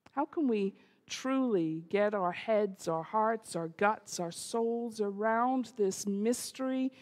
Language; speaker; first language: English; native; English